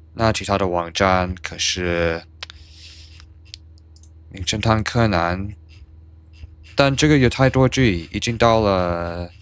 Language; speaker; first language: Chinese; non-native, learner; English